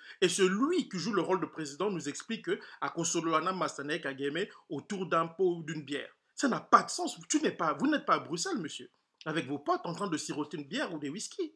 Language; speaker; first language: French; non-native, local second language; Lingala